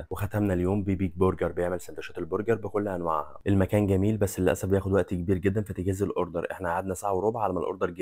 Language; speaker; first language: Arabic; native; Arabic